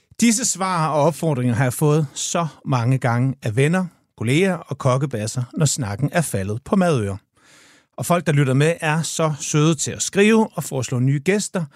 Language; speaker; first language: Danish; native; Danish